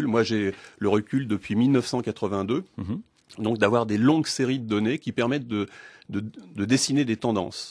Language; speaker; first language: French; native; French